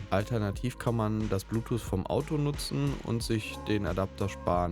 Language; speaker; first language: German; native; German